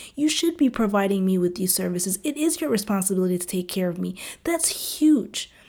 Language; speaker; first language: English; early bilingual, other home language; Arabic